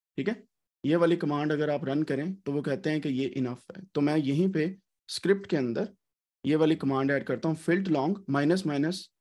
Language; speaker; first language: Urdu; native; Urdu